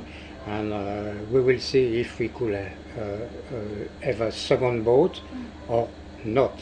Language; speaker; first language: English; non-native, learner; French